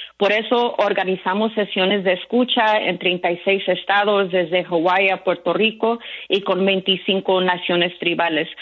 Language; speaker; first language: Spanish; early bilingual, heritage; Spanish